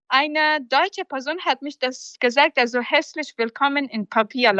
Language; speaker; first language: German; non-native, learner; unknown